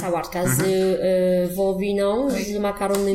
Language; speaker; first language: Polish; non-native, fluent; Vietnamese